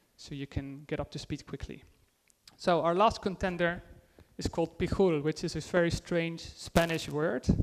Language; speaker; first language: English; non-native, fluent; Dutch